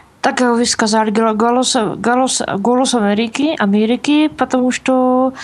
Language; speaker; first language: Russian; non-native, learner; Czech